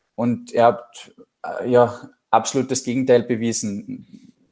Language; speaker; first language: German; native; German